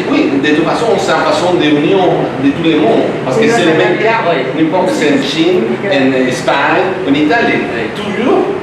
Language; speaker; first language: French; non-native, learner; Spanish